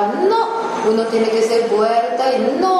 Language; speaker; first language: Spanish; non-native, learner; Japanese